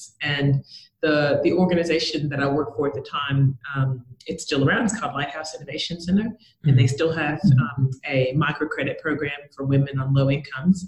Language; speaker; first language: English; native; English